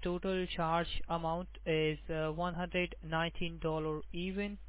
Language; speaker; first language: English; non-native, local second language; Gujarati